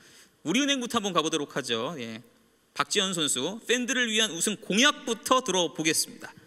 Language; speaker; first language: Korean; native; Korean